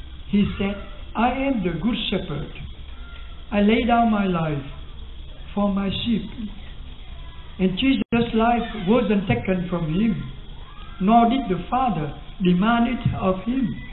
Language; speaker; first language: English; non-native, fluent; Vietnamese